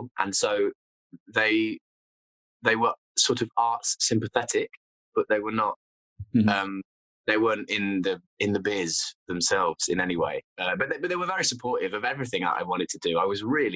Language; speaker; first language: English; native; English